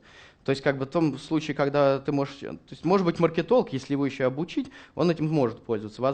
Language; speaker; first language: Russian; native; Russian